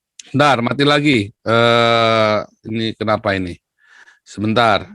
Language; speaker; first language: Indonesian; native; Indonesian